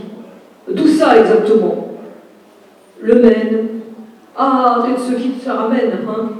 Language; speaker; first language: French; native; French